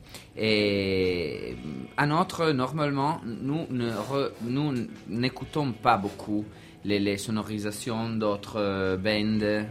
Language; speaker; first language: French; non-native, learner; Italian